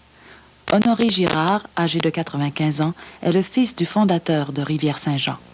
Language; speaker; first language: French; native; French